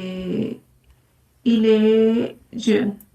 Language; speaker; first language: French; non-native, learner; Spanish